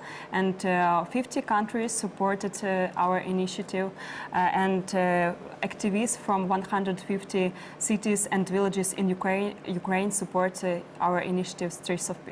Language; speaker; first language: English; non-native, learner; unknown